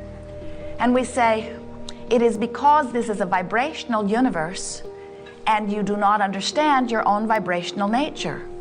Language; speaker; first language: English; native; English